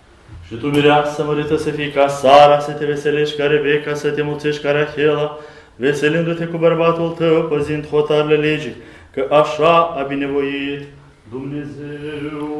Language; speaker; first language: Romanian; native; Romanian